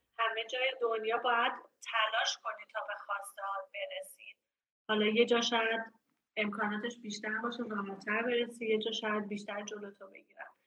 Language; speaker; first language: Persian; early bilingual, heritage; Persian